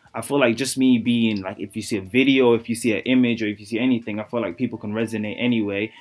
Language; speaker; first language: English; native; English